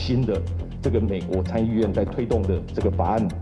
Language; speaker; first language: Chinese; native; Chinese